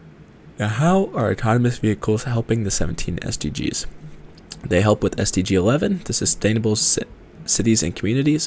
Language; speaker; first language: English; native; English